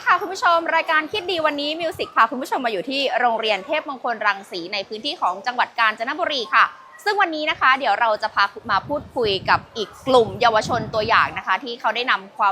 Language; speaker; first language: Thai; native; Thai